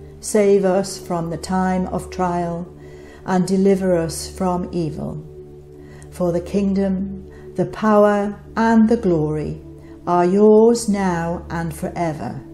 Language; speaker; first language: English; native; English